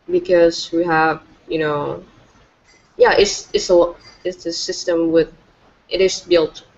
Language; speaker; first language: English; non-native, fluent; Vietnamese